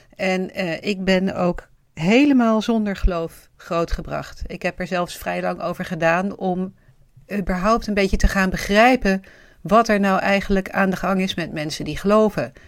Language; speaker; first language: Dutch; native; Dutch